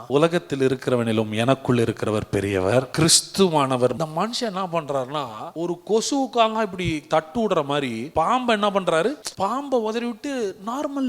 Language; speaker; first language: Tamil; native; Tamil